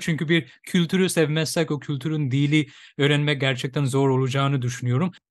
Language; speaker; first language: Turkish; non-native, fluent; Bangla